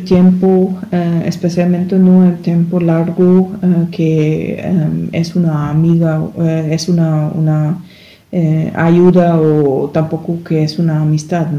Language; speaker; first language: Spanish; non-native, learner; German